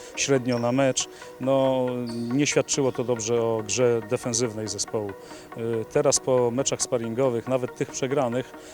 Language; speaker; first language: Polish; native; Polish